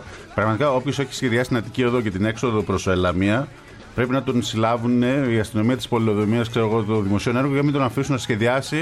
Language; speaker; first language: Greek; native; Greek